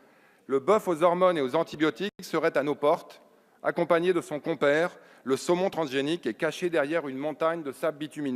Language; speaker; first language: French; native; French